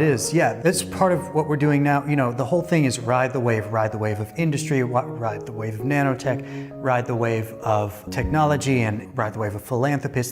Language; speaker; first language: English; native; English